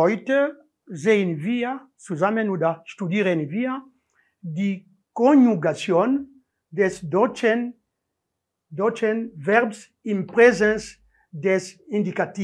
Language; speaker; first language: German; non-native, learner; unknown